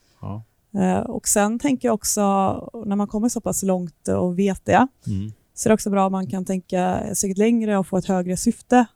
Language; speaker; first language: Swedish; native; Swedish